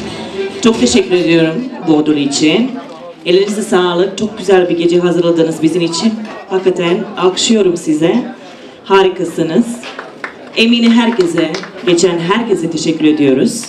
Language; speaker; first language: Turkish; non-native, fluent; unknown